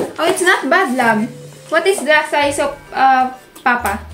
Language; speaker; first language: English; non-native, local second language; Filipino